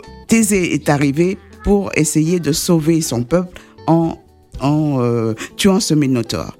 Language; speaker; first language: French; native; French